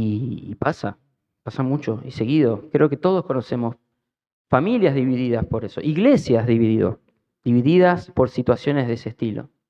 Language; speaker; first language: Spanish; native; Spanish